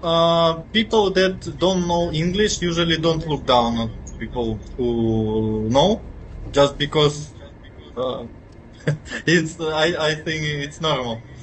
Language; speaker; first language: English; non-native, fluent; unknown